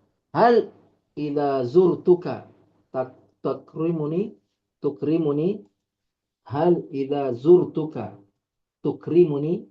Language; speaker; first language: Arabic; non-native, fluent; Indonesian